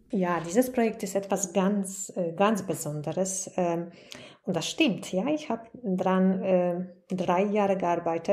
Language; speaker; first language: German; non-native, fluent; Polish